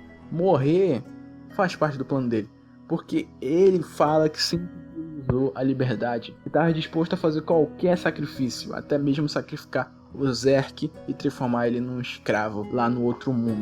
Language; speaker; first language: Portuguese; native; Portuguese